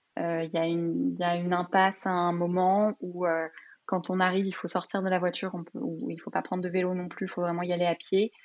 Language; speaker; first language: French; early bilingual, other home language; Arabic